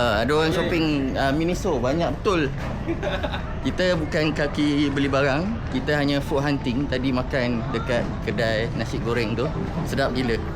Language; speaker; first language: Malay; native; Malay